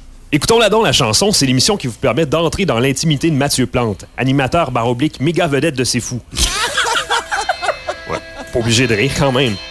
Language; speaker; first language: French; native; French